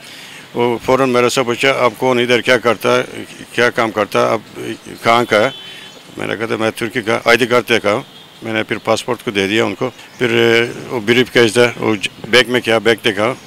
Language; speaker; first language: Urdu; non-native, learner; Turkish